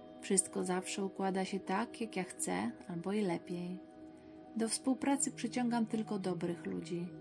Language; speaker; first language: Polish; native; Polish